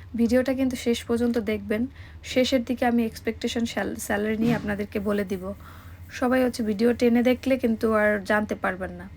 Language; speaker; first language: Bangla; native; Bangla